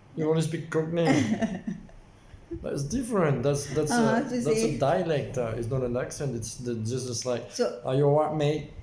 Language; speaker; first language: English; non-native, local second language; French